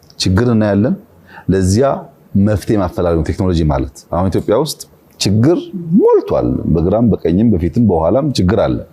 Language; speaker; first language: Amharic; non-native, local second language; Oromo